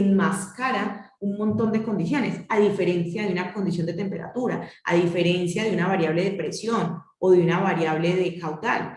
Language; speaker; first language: Spanish; native; Spanish